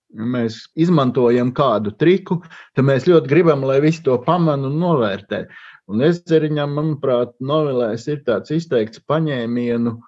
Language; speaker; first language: Latvian; native; Latvian